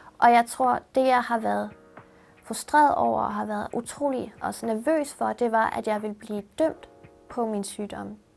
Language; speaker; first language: Danish; early bilingual, other home language; Persian